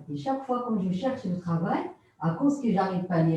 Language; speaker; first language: French; non-native, learner; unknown